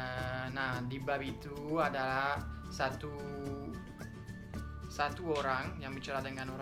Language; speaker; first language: Indonesian; non-native, fluent; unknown